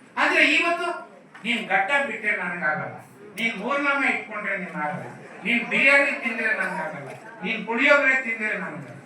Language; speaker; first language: Kannada; non-native, local second language; Telugu